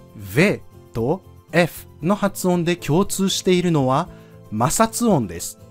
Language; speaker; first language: Japanese; native; Japanese